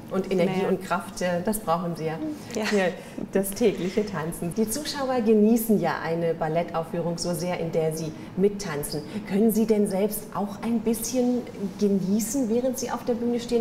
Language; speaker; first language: German; native; German